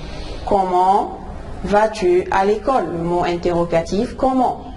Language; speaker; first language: French; non-native, fluent; Arabic